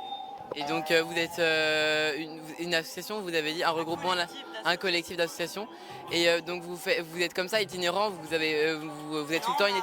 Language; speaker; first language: French; native; French